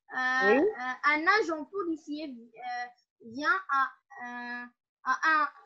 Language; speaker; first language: French; non-native, learner; Arabic